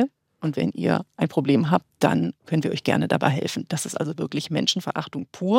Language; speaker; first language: German; native; German